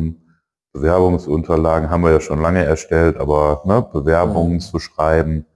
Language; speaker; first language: German; native; German